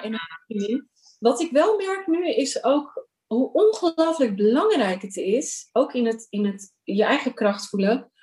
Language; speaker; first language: Dutch; early bilingual, other home language; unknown